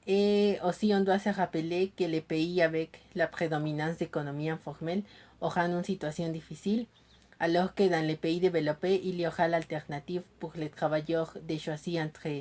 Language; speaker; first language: French; non-native, learner; Spanish